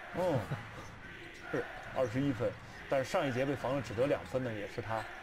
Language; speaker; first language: Chinese; native; Chinese